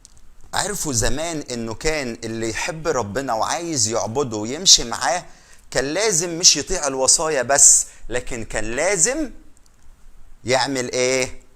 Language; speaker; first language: Arabic; native; Arabic